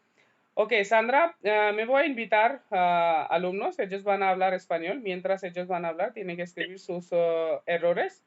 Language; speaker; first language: Spanish; non-native, fluent; Hindi